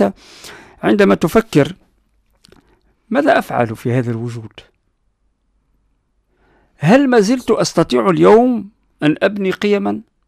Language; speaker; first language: Arabic; non-native, local second language; Berber languages